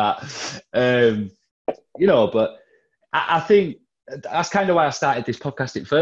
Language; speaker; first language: English; native; English